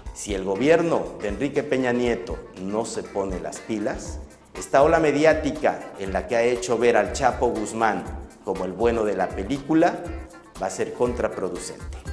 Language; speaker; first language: Spanish; native; Spanish